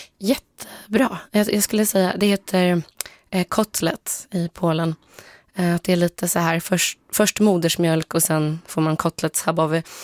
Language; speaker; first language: Swedish; early bilingual, other home language; Polish